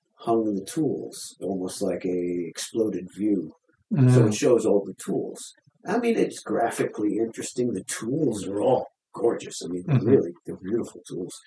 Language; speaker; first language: English; native; English